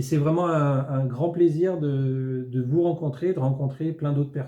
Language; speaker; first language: French; native; French